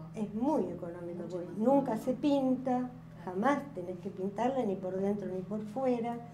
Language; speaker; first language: Spanish; native; Spanish